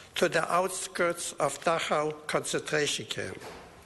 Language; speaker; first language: English; non-native, fluent; Polish